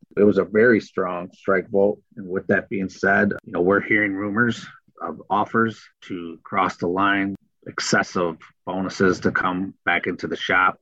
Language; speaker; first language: English; native; English